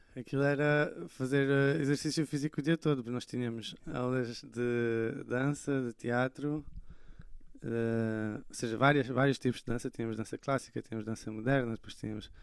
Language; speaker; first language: Portuguese; early bilingual, other home language; French